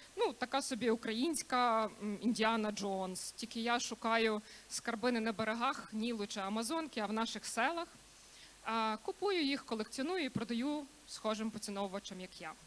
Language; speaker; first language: Ukrainian; native; Ukrainian